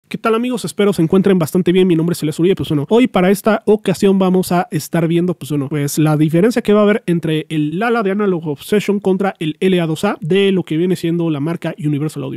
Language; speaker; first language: Spanish; native; Spanish